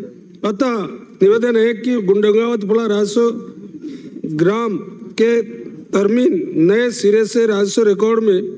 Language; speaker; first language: Hindi; native; Hindi